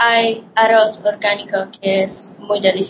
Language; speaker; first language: Spanish; non-native, learner; English